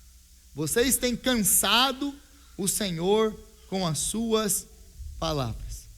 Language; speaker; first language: Portuguese; native; Portuguese